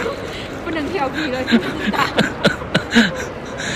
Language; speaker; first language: Chinese; non-native, fluent; Lao